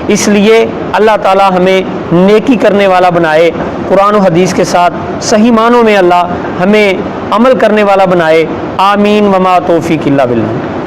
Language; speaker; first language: Urdu; non-native, local second language; Punjabi